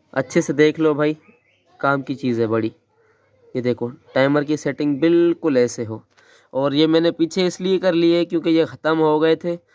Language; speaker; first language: Urdu; non-native, local second language; Sindhi